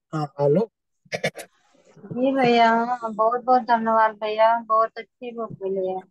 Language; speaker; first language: Hindi; native; Hindi